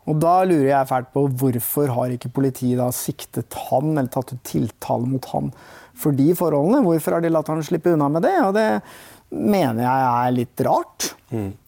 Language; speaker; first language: Norwegian; native; Norwegian